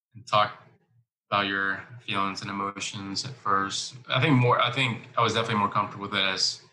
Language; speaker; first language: English; early bilingual, other home language; Spanish